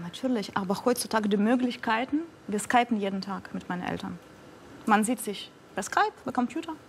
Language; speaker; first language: German; non-native, fluent; Russian